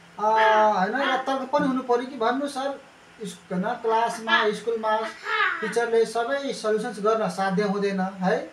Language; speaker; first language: Nepali; native; Nepali